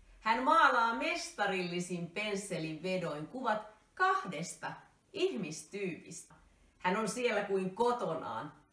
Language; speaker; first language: Finnish; native; Finnish